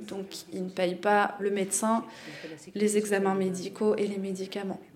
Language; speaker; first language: French; native; French